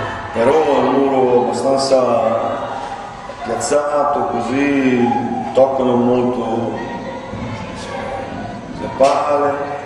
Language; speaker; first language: Italian; non-native, fluent; Portuguese